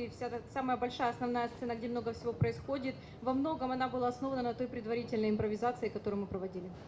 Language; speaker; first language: Russian; native; Russian